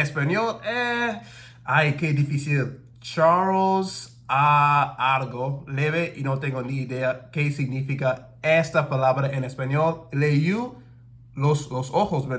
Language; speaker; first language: Spanish; non-native, learner; English